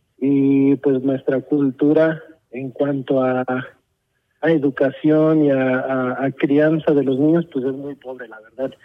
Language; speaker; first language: Spanish; early bilingual, heritage; Spanish